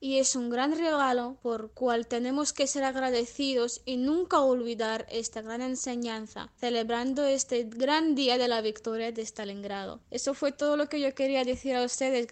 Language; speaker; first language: Spanish; non-native, fluent; Russian